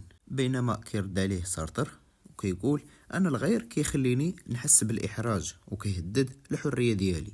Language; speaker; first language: Arabic; native; Arabic